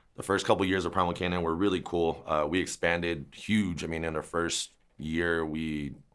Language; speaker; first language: English; native; English